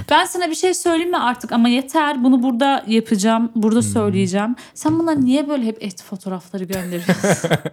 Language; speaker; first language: Turkish; early bilingual, other home language; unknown